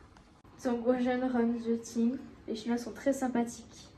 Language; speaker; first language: French; non-native, learner; Chinese